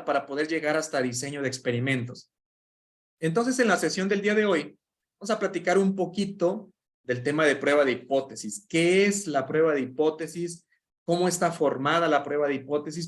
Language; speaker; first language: Spanish; native; Spanish